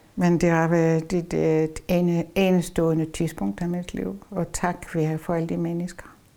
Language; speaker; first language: Danish; non-native, fluent; French